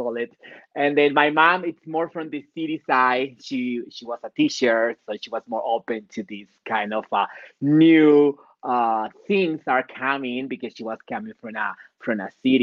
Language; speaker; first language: English; non-native, fluent; Spanish